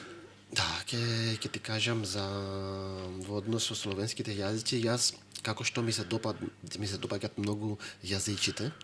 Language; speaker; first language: Macedonian; non-native, fluent; Greek